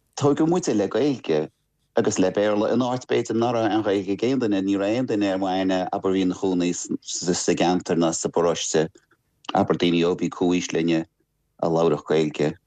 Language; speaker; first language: Irish; non-native, local second language; English